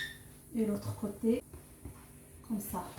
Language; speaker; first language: French; non-native, local second language; Arabic